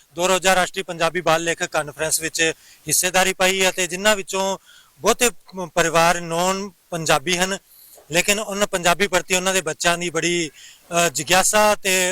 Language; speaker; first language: Punjabi; native; Punjabi